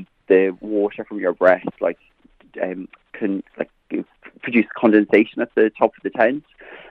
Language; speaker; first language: English; native; English